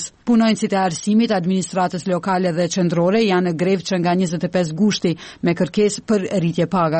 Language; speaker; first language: Albanian; native; Albanian